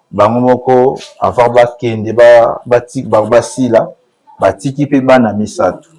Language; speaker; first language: Lingala; non-native, local second language; Kongo